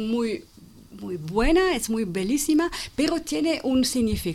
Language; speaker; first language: Spanish; non-native, fluent; French